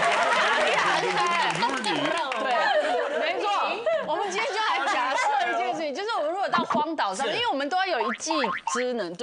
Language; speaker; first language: Chinese; native; Chinese